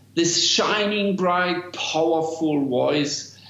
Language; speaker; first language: English; non-native, fluent; German